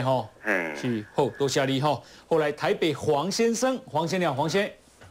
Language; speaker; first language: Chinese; native; Chinese